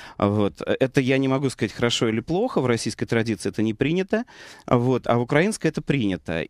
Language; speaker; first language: Russian; native; Russian